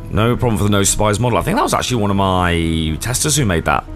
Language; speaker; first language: English; native; English